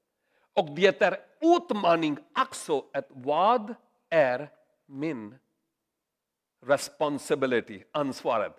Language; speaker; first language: Swedish; non-native, learner; Urdu